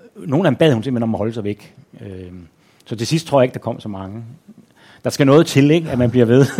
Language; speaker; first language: Danish; native; Danish